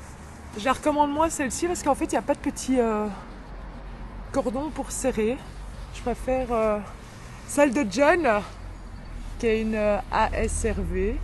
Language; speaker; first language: French; native; French